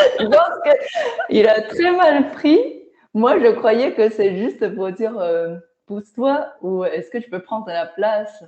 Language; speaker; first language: French; non-native, fluent; Chinese